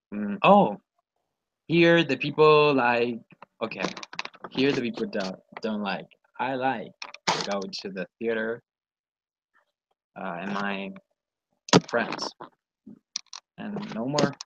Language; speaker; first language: English; non-native, learner; Spanish